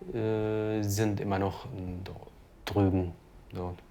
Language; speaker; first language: German; non-native, fluent; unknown